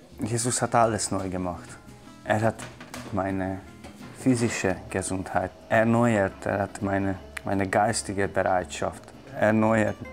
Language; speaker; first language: German; non-native, fluent; Hungarian